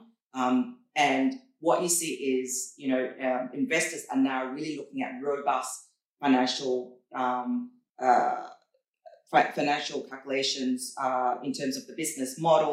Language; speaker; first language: English; native; English